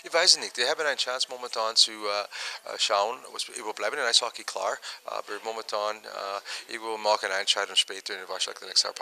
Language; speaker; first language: German; non-native, learner; English